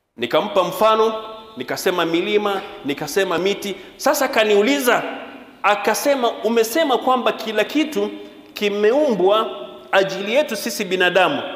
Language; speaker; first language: Swahili; non-native, local second language; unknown